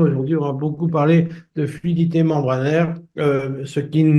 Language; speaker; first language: French; native; French